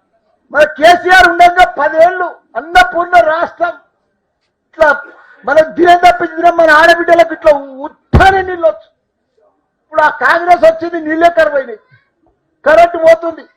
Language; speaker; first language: Telugu; native; Telugu